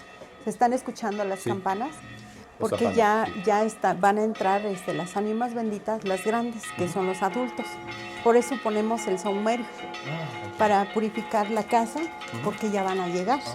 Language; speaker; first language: Spanish; native; Spanish